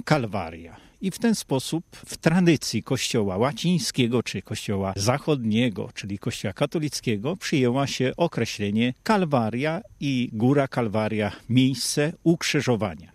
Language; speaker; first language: Polish; native; Polish